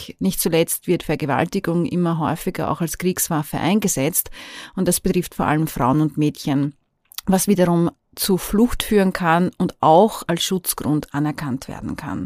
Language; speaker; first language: German; native; German